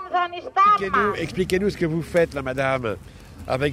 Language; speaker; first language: French; native; French